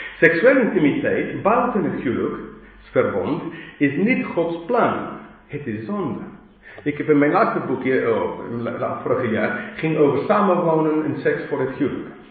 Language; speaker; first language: Dutch; non-native, fluent; English